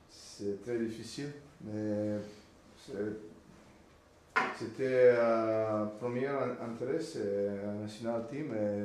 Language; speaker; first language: French; non-native, learner; Slovenian